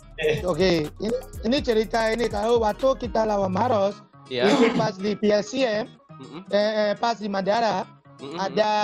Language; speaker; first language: Indonesian; non-native, fluent; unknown